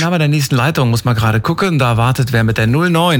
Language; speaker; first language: German; native; German